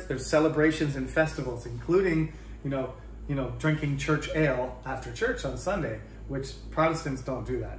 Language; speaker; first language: English; native; English